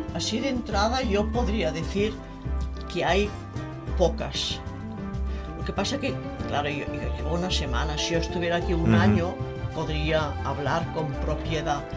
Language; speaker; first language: Spanish; native; Spanish